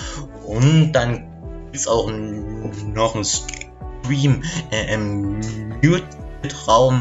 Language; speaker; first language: German; native; German